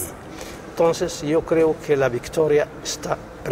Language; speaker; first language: Spanish; non-native, local second language; Arabic